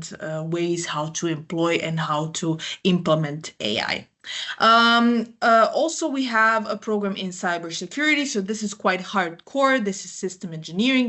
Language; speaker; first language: English; non-native, fluent; Croatian